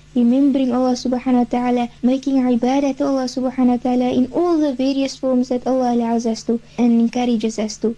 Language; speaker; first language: English; native; English